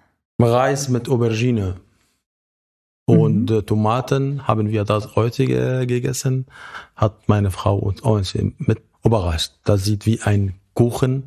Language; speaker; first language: German; non-native, fluent; Arabic